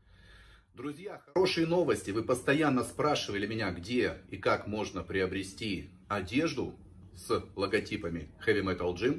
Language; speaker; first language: Russian; native; Russian